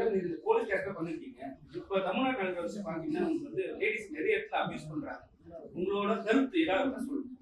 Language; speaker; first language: Tamil; native; Tamil